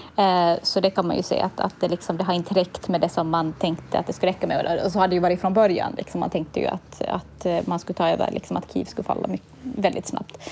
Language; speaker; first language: Swedish; native; Swedish